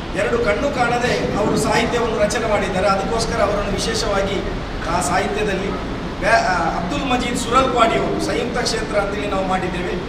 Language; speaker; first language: Kannada; non-native, local second language; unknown